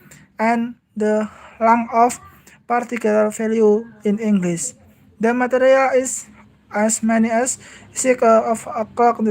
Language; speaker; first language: English; non-native, learner; Indonesian